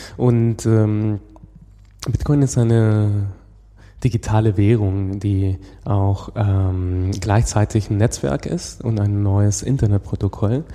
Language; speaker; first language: German; non-native, fluent; Spanish